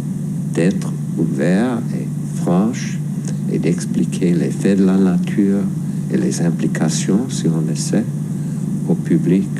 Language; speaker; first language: French; non-native, fluent; English